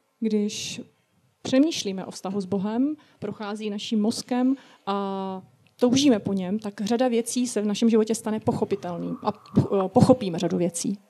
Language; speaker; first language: Czech; non-native, fluent; Russian